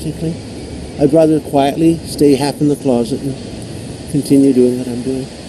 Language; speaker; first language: English; native; English